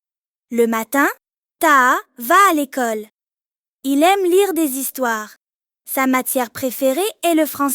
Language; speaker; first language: French; non-native, learner; Arabic